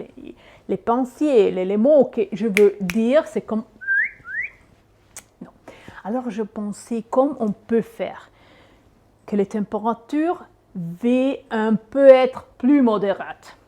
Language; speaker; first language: French; non-native, local second language; Swiss German